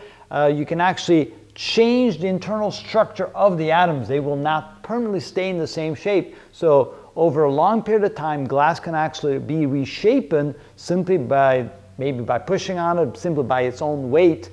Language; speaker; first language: English; non-native, fluent; Dutch